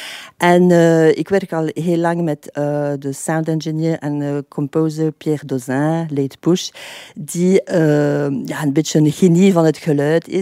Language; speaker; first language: Dutch; non-native, fluent; French